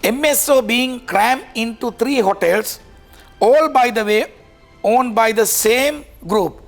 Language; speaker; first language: English; non-native, local second language; Sinhala